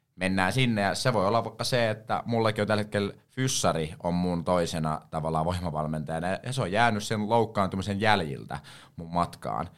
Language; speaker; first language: Finnish; native; Finnish